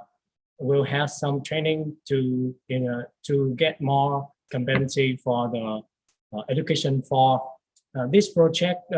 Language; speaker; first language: English; non-native, learner; Vietnamese